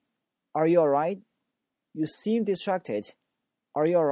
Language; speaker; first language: English; non-native, fluent; Chinese